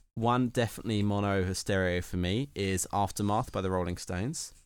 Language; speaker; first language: English; native; English